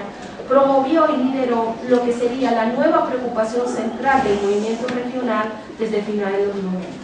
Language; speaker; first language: Spanish; native; Spanish